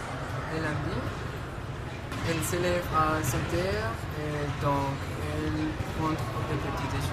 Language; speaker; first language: French; non-native, learner; Spanish